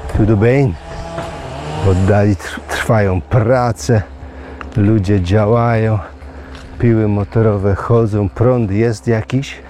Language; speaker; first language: Polish; native; Polish